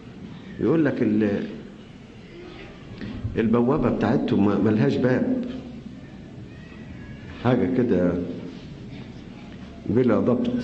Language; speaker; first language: Arabic; native; Arabic